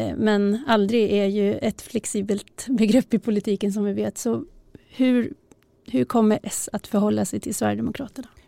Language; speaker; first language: Swedish; native; Swedish